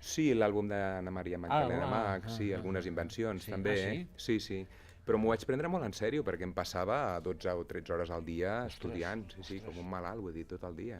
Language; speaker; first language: Catalan; native; Catalan